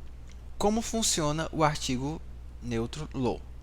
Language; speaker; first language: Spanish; non-native, fluent; Portuguese